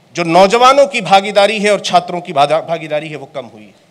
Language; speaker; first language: Hindi; native; Hindi